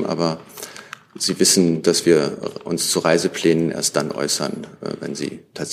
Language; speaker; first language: German; native; German